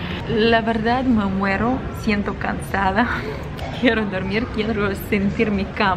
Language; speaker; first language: Spanish; non-native, fluent; Ukrainian